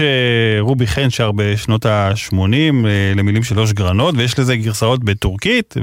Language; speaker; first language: Hebrew; native; Hebrew